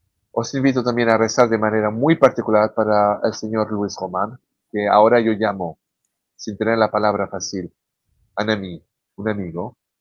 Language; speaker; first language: Spanish; non-native, fluent; French